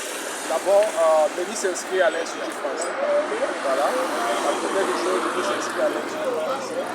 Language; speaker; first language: French; non-native, learner; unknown